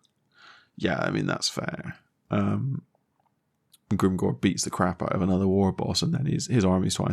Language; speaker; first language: English; native; English